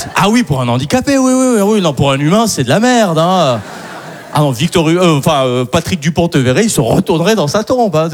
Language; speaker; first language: French; early bilingual, other home language; Arabic